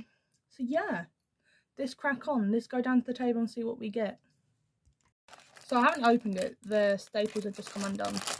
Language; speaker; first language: English; native; English